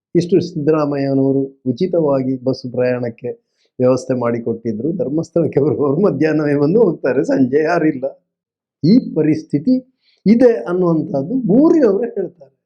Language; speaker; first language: Kannada; non-native, local second language; Tulu